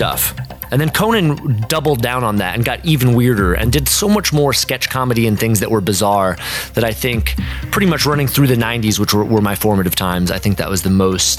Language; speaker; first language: English; native; English